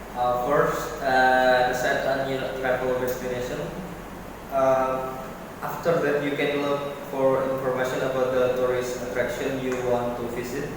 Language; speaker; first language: English; non-native, learner; Indonesian